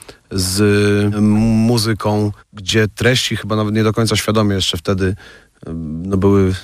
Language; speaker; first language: Polish; native; Polish